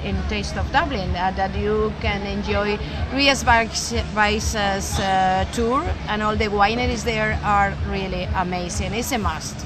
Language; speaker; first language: English; non-native, fluent; Spanish